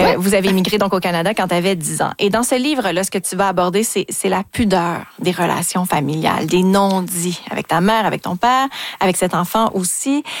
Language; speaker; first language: French; native; French